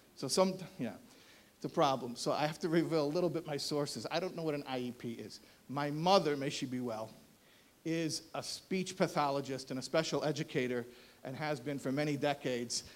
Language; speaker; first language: English; native; English